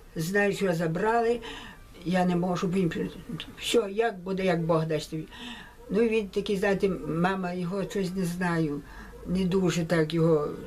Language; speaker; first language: Ukrainian; native; Ukrainian